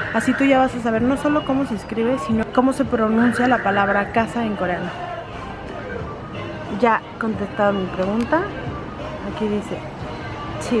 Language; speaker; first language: Spanish; native; Spanish